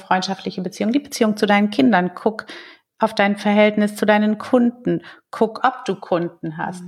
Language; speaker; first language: German; native; German